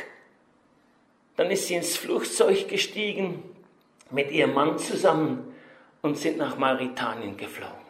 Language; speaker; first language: German; native; German